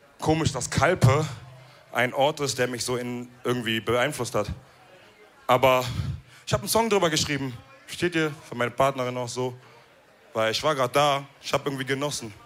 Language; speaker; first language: German; early bilingual, other home language; Wolof